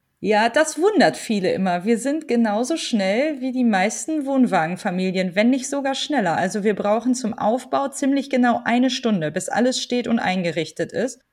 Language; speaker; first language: German; native; German